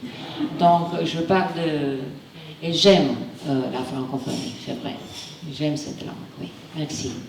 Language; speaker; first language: French; non-native, fluent; Romanian